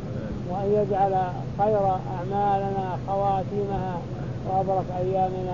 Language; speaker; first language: Arabic; native; Arabic